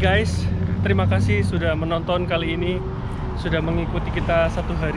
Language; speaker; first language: Indonesian; native; Indonesian